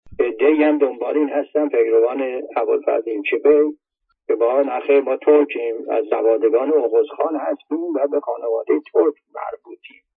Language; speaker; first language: Persian; native; Persian